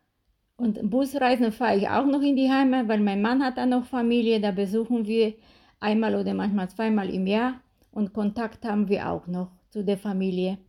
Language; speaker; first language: German; non-native, fluent; Polish